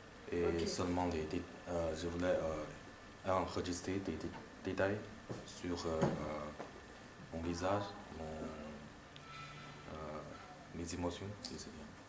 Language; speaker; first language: French; non-native, learner; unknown